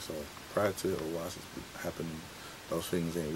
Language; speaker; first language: English; native; English